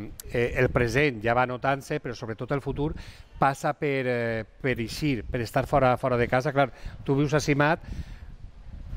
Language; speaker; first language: Catalan; native; Catalan